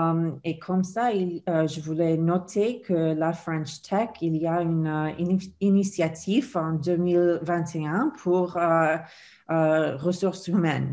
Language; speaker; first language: French; non-native, fluent; English